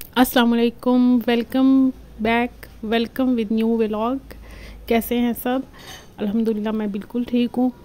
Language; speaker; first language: Urdu; native; Urdu